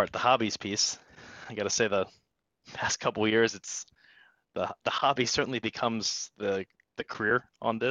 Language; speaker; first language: English; native; English